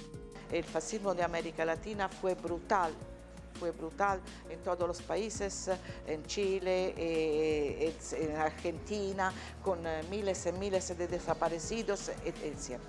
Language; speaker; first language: Spanish; non-native, learner; Italian